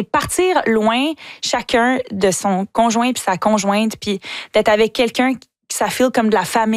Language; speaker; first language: French; native; French